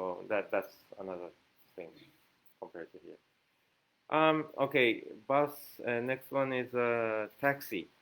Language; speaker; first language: English; non-native, fluent; Japanese